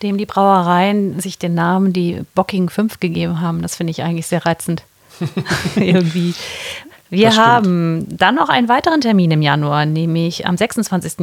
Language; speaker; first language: German; native; German